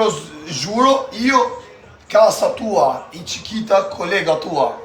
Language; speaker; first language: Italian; non-native, learner; Albanian